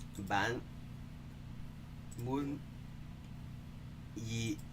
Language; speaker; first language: Vietnamese; non-native, learner; English